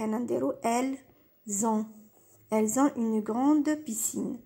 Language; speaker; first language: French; non-native, local second language; Arabic